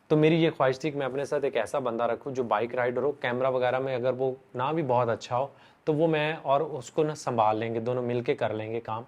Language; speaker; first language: Urdu; native; Urdu